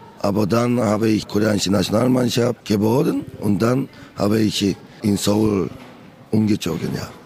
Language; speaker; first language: German; non-native, learner; Korean